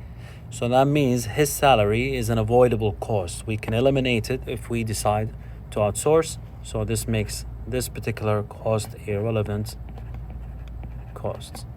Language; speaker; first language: English; non-native, fluent; Arabic